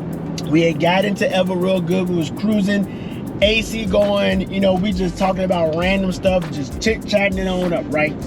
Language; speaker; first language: English; native; English